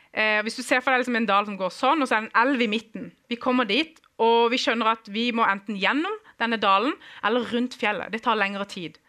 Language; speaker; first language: Norwegian; early bilingual, other home language; Kurdish